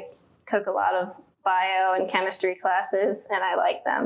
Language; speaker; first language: English; native; English